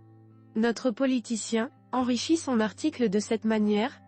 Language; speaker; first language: French; non-native, local second language; Arabic